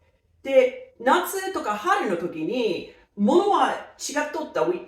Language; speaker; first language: Japanese; non-native, fluent; English